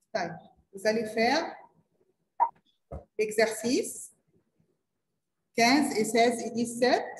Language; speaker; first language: French; non-native, learner; Arabic